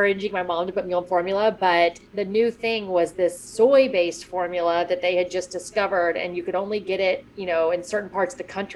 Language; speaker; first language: English; native; English